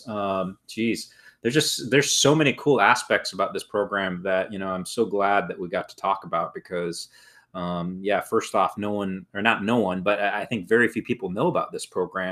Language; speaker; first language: English; native; English